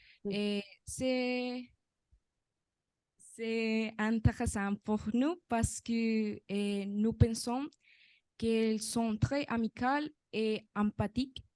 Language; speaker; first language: French; non-native, learner; Spanish